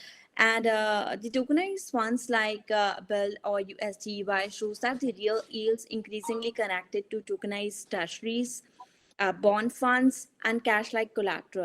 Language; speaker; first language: English; non-native, fluent; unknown